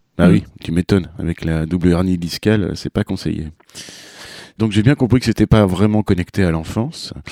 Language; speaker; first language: French; native; French